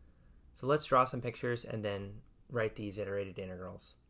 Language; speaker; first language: English; native; English